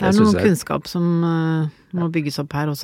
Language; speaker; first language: Norwegian; native; Norwegian